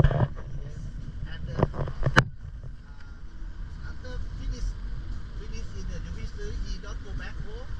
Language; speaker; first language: English; non-native, learner; Thai